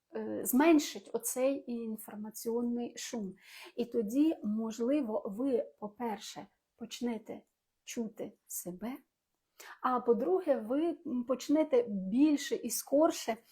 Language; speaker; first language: Ukrainian; non-native, local second language; Russian